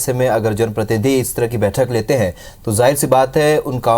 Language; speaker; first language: Hindi; native; Hindi